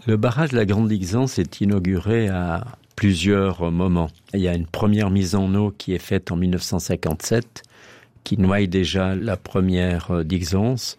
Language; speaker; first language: French; native; French